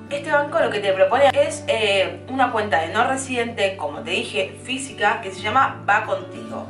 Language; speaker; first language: Spanish; native; Spanish